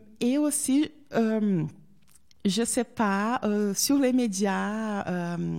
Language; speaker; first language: French; non-native, fluent; Portuguese